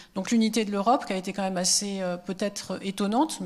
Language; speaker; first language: French; native; French